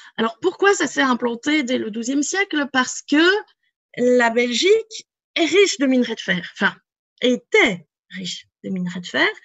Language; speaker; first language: French; native; French